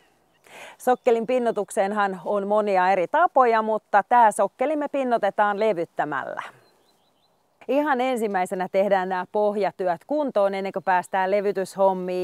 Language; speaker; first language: Finnish; native; Finnish